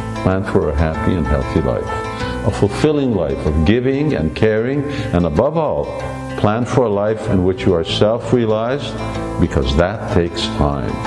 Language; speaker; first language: English; early bilingual, other home language; Hungarian